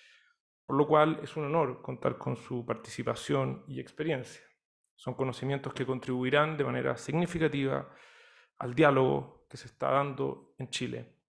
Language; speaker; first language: Spanish; native; Spanish